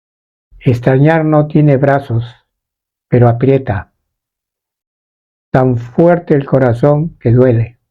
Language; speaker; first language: Spanish; native; Spanish